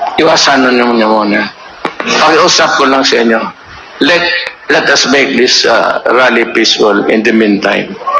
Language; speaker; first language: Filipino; non-native, local second language; Cebuano